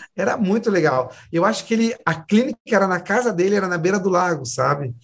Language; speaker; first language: Portuguese; native; Portuguese